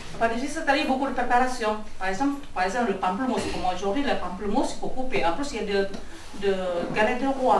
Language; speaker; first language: French; non-native, fluent; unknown